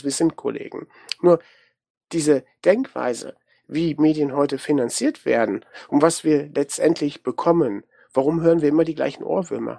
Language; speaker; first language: German; native; German